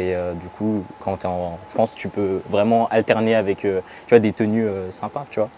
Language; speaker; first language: French; native; French